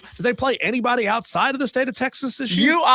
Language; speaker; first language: English; native; English